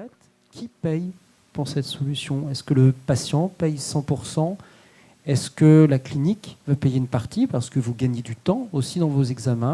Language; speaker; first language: French; native; French